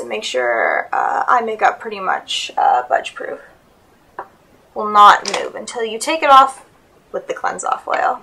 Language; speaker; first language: English; native; English